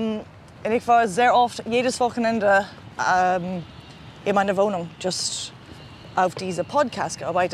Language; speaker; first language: German; non-native, learner; English